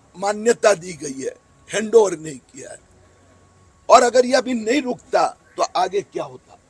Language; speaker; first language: Hindi; non-native, local second language; Marathi